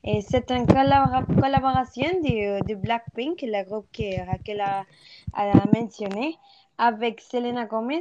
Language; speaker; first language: French; non-native, learner; Spanish